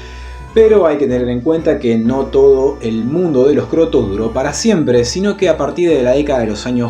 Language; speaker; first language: Spanish; native; Spanish